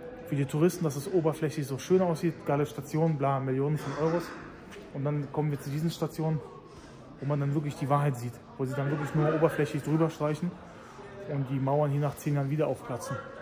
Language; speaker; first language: German; native; German